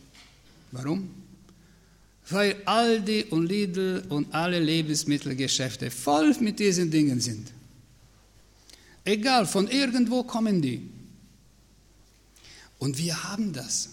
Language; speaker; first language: German; non-native, fluent; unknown